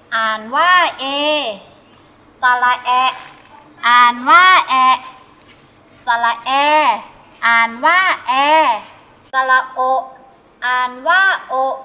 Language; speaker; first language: Thai; native; Thai